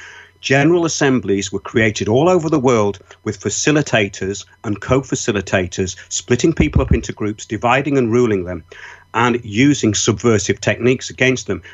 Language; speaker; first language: English; native; English